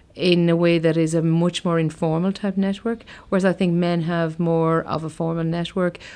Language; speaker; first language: English; native; English